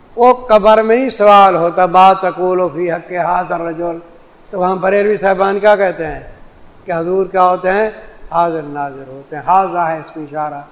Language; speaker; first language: Urdu; non-native, local second language; Saraiki